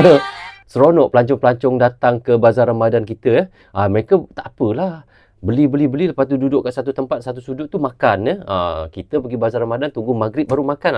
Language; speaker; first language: Malay; native; Malay